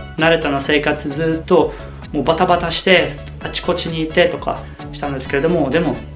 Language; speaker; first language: Japanese; non-native, fluent; German